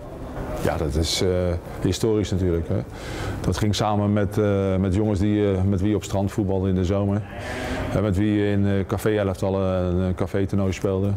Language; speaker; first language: Dutch; native; Dutch